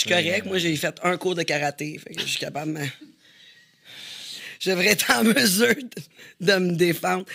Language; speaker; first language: French; native; French